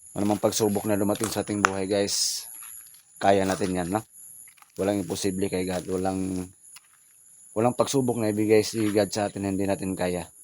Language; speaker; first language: Filipino; non-native, local second language; Cebuano